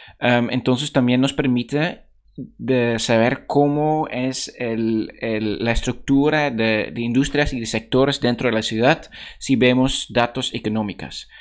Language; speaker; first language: Spanish; non-native, fluent; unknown